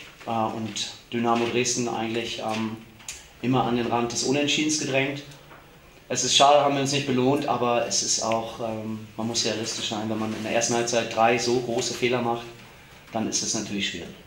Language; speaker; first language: German; native; German